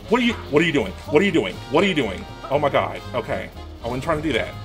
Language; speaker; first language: English; native; English